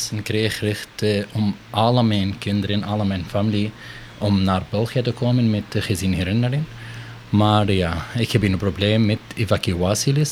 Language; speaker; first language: Dutch; non-native, learner; Arabic